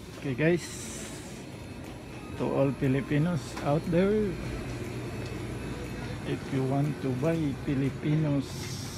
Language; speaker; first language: English; non-native, local second language; Filipino